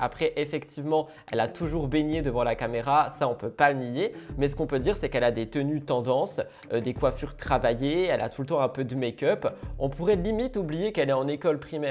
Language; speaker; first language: French; native; French